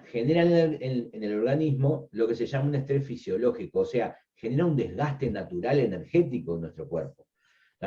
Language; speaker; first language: Spanish; native; Spanish